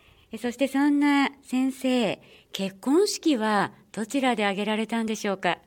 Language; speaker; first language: Japanese; native; Japanese